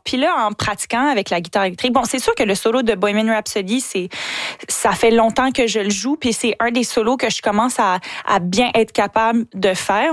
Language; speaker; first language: French; native; French